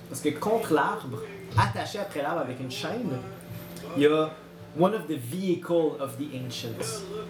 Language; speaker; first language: French; native; French